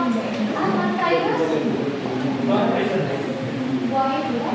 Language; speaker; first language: English; non-native, fluent; Indonesian